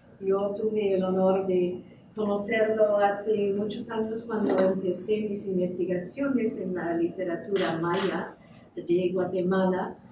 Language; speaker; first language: Spanish; non-native, fluent; English